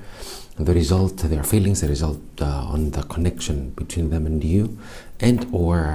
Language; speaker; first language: English; non-native, fluent; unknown